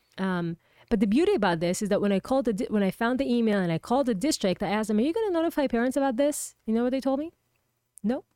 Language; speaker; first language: English; non-native, fluent; Hebrew